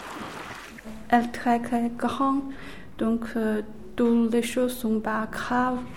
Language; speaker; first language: French; non-native, learner; Chinese